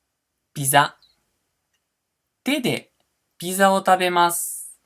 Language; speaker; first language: Japanese; non-native, fluent; Portuguese